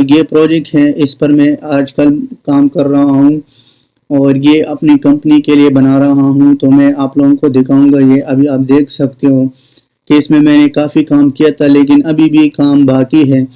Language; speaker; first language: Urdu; non-native, local second language; Pashto